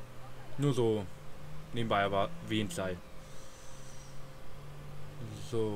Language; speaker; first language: German; native; German